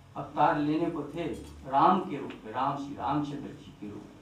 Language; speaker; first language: Hindi; non-native, local second language; Bangla